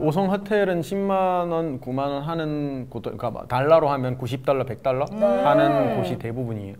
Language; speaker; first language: Korean; non-native, fluent; Arabic